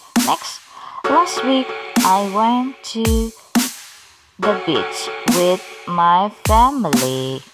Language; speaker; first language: English; non-native, learner; Javanese